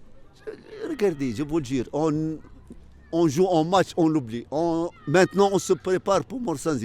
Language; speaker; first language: French; non-native, fluent; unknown